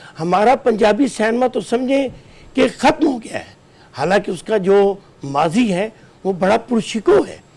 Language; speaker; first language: Urdu; non-native, local second language; Punjabi